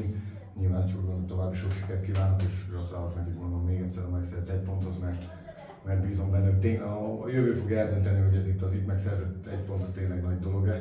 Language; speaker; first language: Hungarian; native; Hungarian